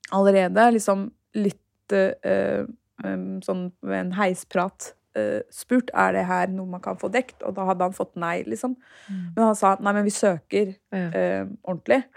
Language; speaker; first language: Norwegian; early bilingual, other home language; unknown